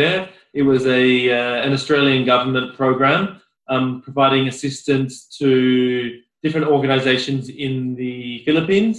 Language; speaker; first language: English; native; English